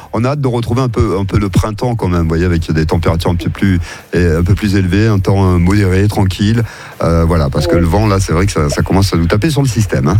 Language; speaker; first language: French; native; French